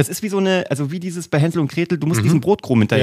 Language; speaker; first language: German; native; German